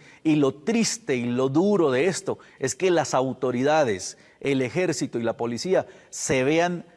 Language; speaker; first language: Spanish; native; Spanish